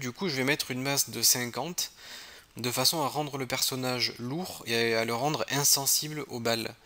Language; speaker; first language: French; native; French